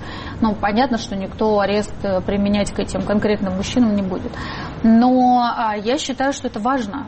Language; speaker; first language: Russian; native; Russian